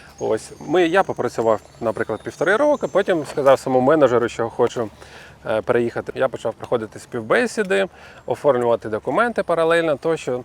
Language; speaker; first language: Ukrainian; non-native, local second language; Russian